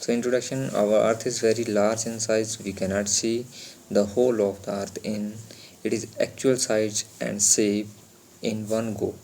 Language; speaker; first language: English; non-native, local second language; Punjabi